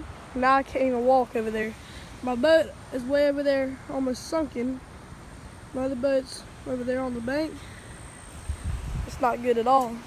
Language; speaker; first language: English; native; English